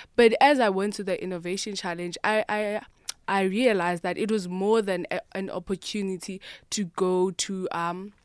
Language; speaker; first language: English; non-native, local second language; Xhosa